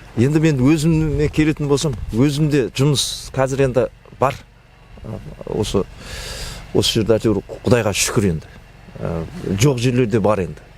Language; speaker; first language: Kazakh; native; Kazakh